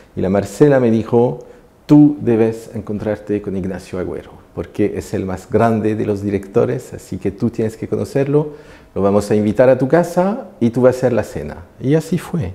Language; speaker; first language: Spanish; non-native, fluent; French